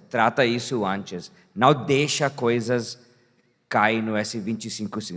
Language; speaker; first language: Portuguese; non-native, fluent; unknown